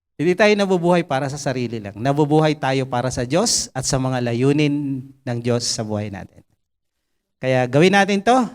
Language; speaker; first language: Filipino; native; Filipino